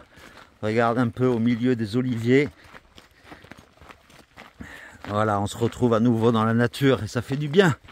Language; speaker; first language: French; native; French